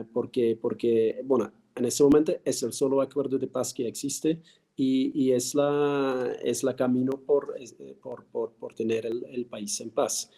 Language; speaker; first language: Spanish; non-native, fluent; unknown